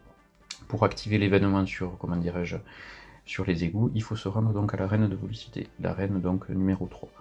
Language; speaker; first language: French; native; French